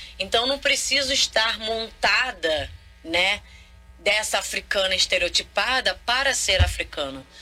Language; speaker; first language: Portuguese; non-native, local second language; Kabuverdianu